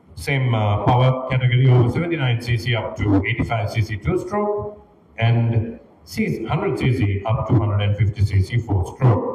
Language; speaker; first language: English; non-native, local second language; Sinhala